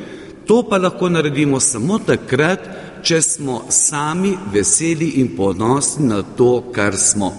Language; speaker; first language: Slovenian; native; Slovenian